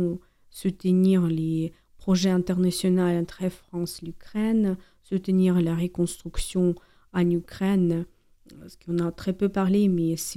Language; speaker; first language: French; non-native, fluent; Ukrainian